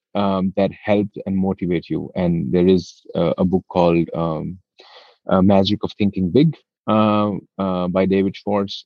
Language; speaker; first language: English; non-native, local second language; Hindi